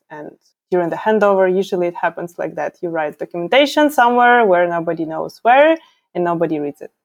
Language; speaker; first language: English; non-native, fluent; Ukrainian